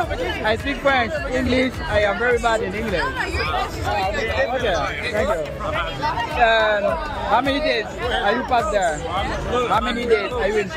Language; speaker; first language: English; non-native, learner; French